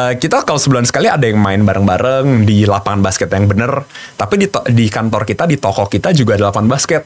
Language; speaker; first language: Indonesian; native; Indonesian